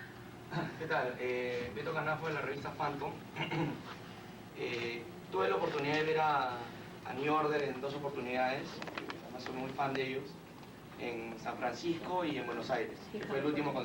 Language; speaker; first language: Spanish; native; Spanish